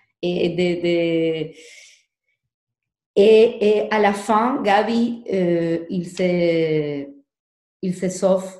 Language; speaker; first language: French; non-native, learner; Spanish